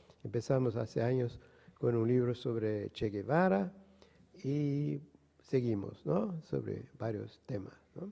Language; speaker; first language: Spanish; non-native, fluent; Portuguese